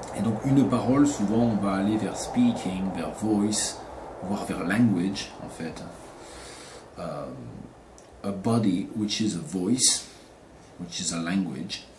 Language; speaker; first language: French; native; French